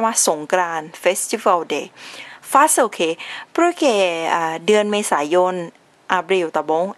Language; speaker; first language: Portuguese; non-native, learner; Thai